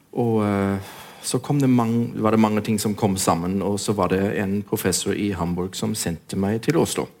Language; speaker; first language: Norwegian; non-native, fluent; German